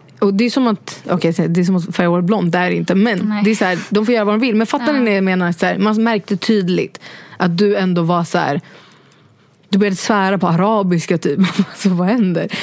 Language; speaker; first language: Swedish; early bilingual, other home language; Kurdish